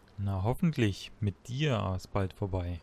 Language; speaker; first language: German; native; German